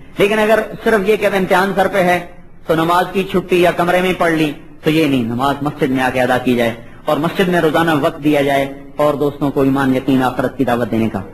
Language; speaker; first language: Urdu; non-native, local second language; Punjabi